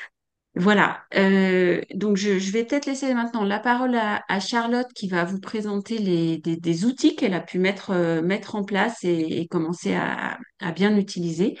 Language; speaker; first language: French; native; French